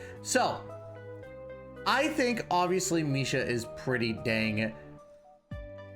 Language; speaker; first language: English; native; English